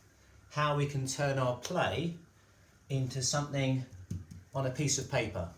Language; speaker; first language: English; native; English